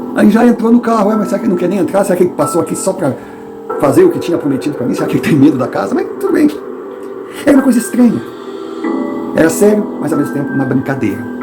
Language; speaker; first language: Portuguese; non-native, fluent; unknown